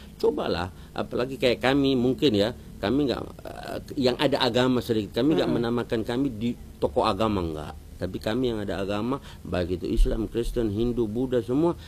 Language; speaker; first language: Indonesian; native; Indonesian